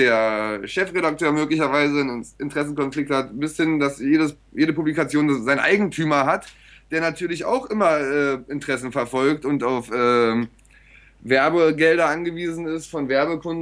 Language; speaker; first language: German; native; German